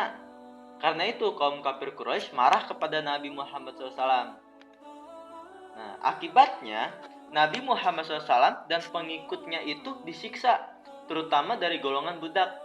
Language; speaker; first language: Indonesian; native; Indonesian